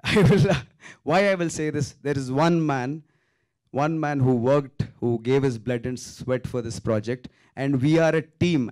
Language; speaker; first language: English; non-native, local second language; Telugu